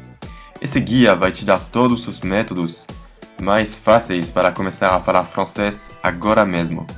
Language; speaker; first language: Portuguese; non-native, fluent; French